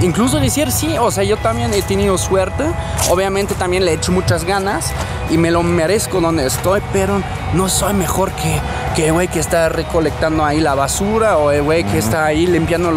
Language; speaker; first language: Spanish; non-native, fluent; German